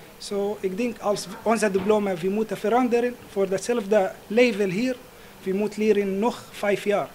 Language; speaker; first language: Dutch; non-native, learner; Arabic